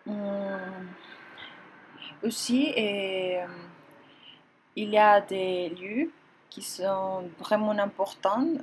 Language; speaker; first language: French; non-native, learner; Spanish